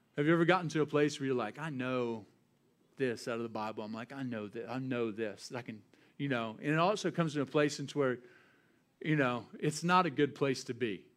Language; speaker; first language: English; native; English